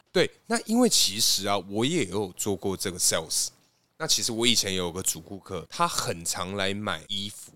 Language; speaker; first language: Chinese; native; Chinese